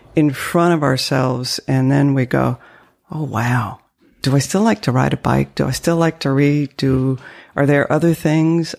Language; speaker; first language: English; early bilingual, other home language; French